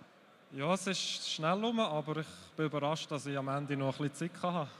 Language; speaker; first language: German; native; German